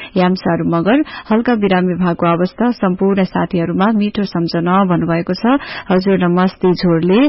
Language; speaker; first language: Nepali; native; Nepali